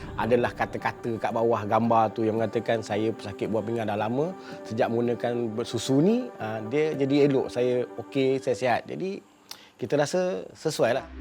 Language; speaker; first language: Malay; native; Malay